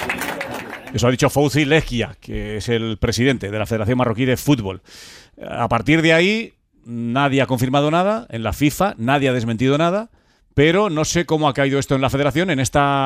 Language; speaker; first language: Spanish; native; Spanish